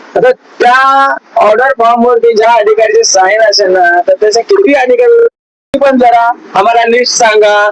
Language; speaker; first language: Marathi; non-native, local second language; Hindi